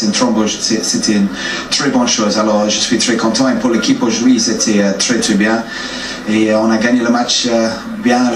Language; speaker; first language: French; non-native, fluent; English